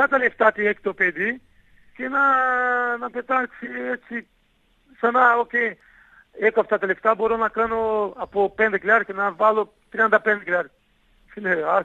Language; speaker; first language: Greek; non-native, learner; Portuguese